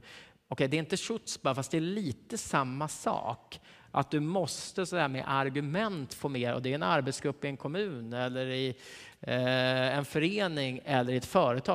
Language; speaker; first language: Swedish; native; Swedish